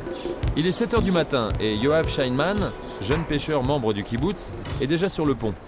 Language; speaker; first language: French; native; French